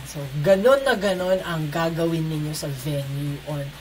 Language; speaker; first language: Filipino; native; Filipino